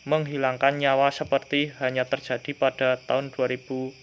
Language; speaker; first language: Indonesian; native; Indonesian